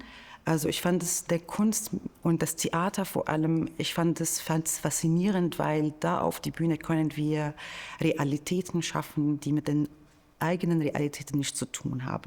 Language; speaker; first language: German; non-native, fluent; Arabic